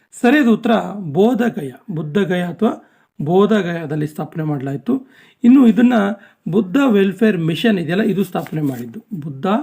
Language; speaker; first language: Kannada; native; Kannada